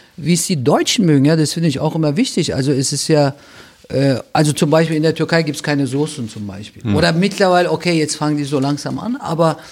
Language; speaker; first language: German; early bilingual, other home language; Turkish